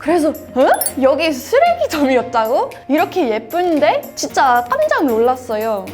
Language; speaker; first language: Korean; non-native, fluent; English